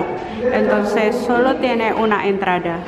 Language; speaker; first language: Spanish; non-native, learner; Indonesian